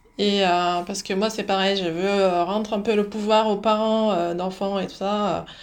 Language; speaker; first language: French; early bilingual, other home language; Dutch